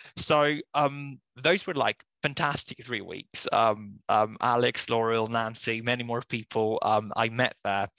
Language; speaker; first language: English; non-native, fluent; Spanish